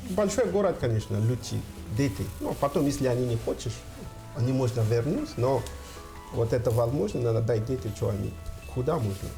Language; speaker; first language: Russian; non-native, fluent; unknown